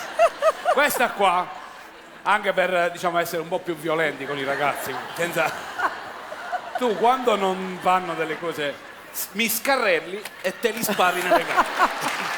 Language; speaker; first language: Italian; native; Italian